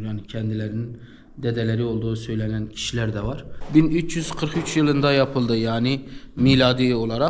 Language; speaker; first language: Turkish; native; Turkish